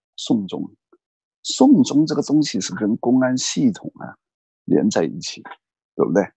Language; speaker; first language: Chinese; native; Chinese